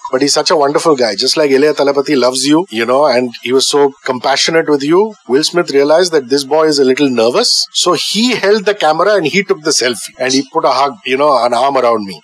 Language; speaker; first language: English; non-native, local second language; Tamil